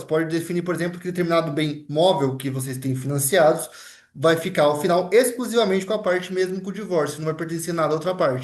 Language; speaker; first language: Portuguese; native; Portuguese